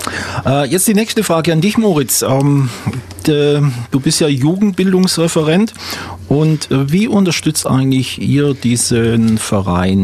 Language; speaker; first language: German; native; German